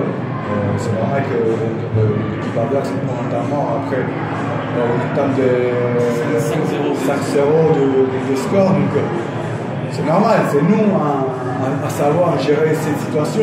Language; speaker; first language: French; non-native, fluent; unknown